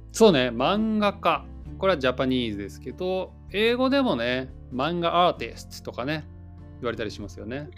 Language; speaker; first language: Japanese; native; Japanese